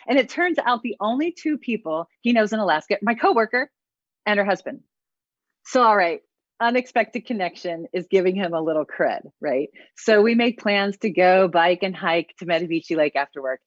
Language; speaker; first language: English; native; English